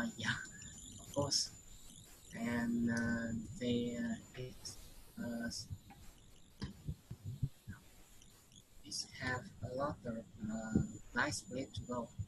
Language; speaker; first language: English; non-native, learner; Vietnamese